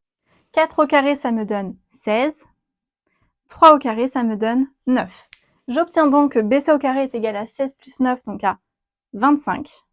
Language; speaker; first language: French; native; French